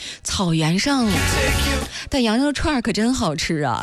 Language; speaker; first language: Chinese; native; Chinese